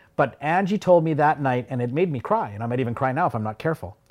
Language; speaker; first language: English; native; English